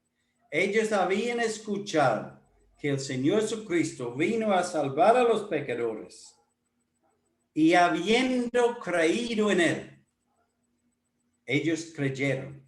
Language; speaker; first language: Spanish; non-native, fluent; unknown